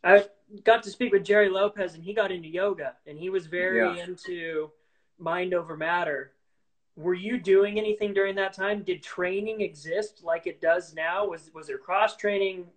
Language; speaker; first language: English; native; English